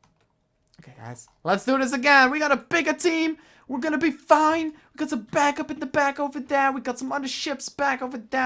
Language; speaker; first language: English; native; English